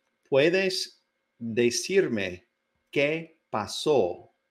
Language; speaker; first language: Spanish; non-native, fluent; English